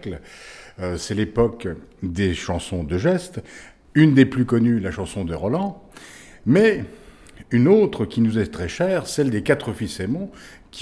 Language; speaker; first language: French; native; French